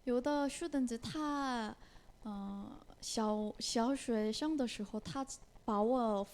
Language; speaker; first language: Chinese; non-native, fluent; Korean